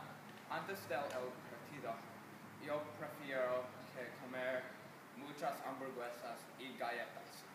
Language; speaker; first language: Spanish; non-native, learner; English